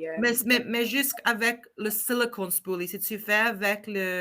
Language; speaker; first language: French; non-native, fluent; English